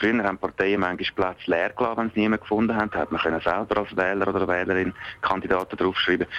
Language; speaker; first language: German; native; German